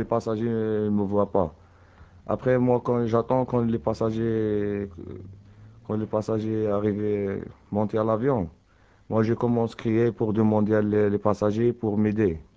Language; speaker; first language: French; non-native, learner; Arabic